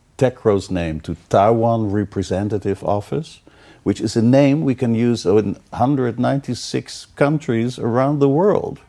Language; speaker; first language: English; non-native, fluent; Dutch